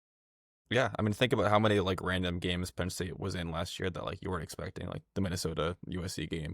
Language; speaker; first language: English; native; English